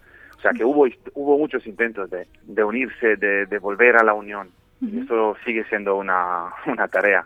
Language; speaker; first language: Spanish; non-native, fluent; Romanian